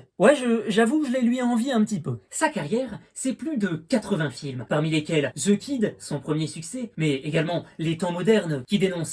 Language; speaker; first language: French; native; French